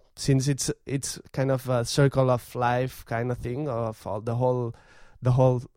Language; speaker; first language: English; non-native, fluent; Catalan